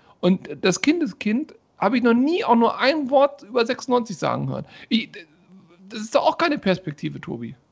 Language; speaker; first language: German; native; German